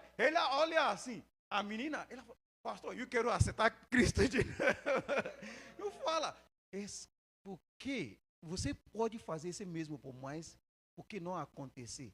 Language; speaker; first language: Portuguese; non-native, learner; Yoruba